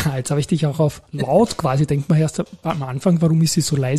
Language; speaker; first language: German; native; German